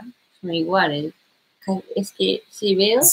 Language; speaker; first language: Spanish; non-native, learner; Japanese